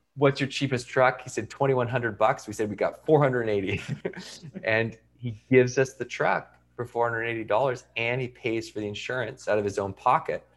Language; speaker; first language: English; native; English